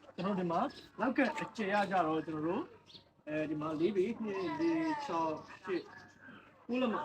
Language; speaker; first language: Burmese; native; Burmese